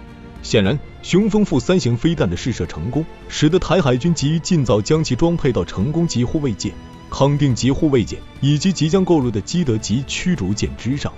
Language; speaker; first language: Chinese; native; Chinese